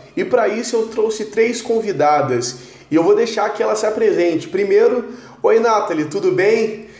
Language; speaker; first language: Portuguese; native; Portuguese